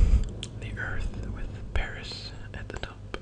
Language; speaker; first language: English; non-native, fluent; Danish